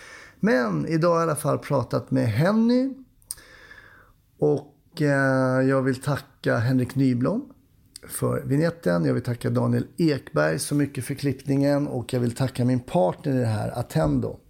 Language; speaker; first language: Swedish; native; Swedish